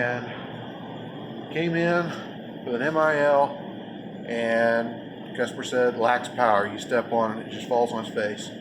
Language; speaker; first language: English; native; English